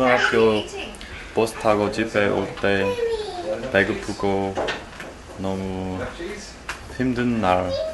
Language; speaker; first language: Korean; non-native, learner; English